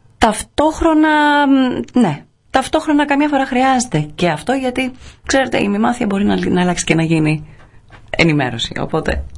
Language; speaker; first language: Greek; early bilingual, other home language; English